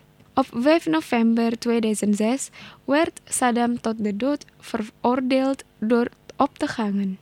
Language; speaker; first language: Dutch; non-native, learner; Indonesian